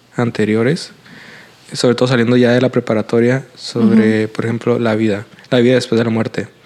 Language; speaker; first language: Spanish; native; Spanish